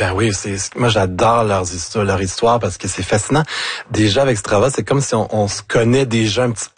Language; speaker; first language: French; native; French